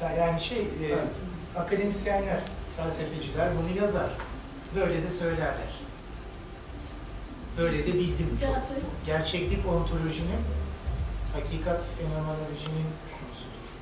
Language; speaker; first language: Turkish; native; Turkish